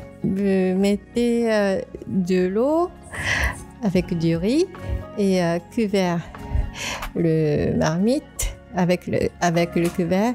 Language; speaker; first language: French; non-native, fluent; Japanese